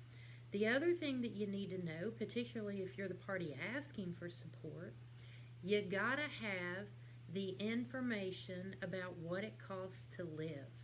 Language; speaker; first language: English; native; English